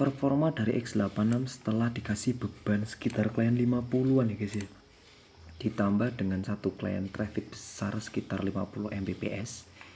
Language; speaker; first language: Indonesian; native; Indonesian